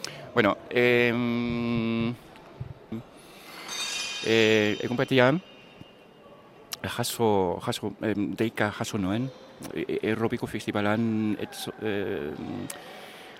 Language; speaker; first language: Basque; non-native, learner; English